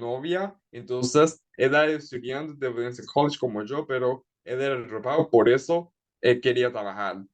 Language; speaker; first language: Spanish; early bilingual, heritage; Spanish